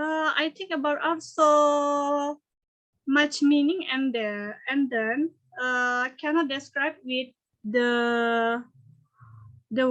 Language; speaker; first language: English; non-native, learner; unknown